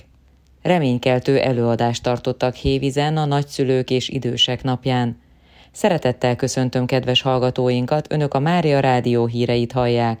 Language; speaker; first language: Hungarian; native; Hungarian